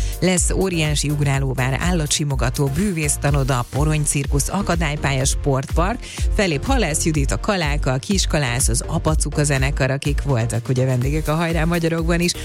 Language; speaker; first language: Hungarian; native; Hungarian